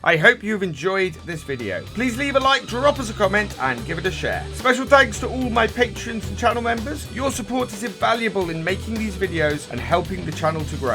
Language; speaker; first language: English; native; English